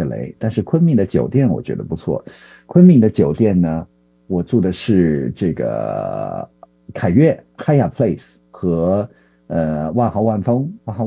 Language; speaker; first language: Chinese; native; Chinese